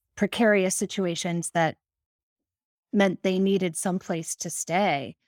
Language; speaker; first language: English; native; English